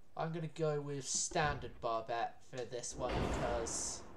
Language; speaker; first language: English; native; English